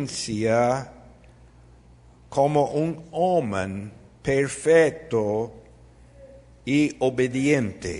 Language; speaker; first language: Portuguese; non-native, fluent; Spanish